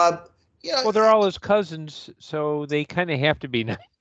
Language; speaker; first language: English; native; English